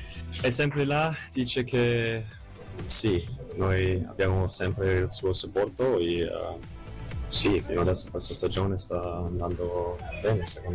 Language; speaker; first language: Italian; non-native, fluent; English